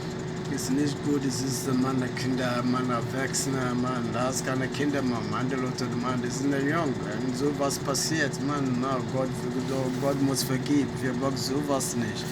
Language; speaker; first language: German; non-native, learner; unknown